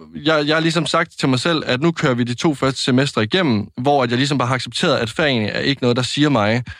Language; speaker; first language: Danish; non-native, fluent; Spanish